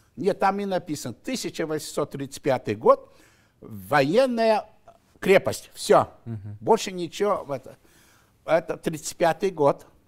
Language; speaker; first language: Russian; non-native, local second language; Kazakh